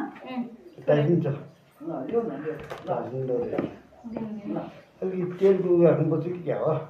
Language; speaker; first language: Nepali; non-native, local second language; Newari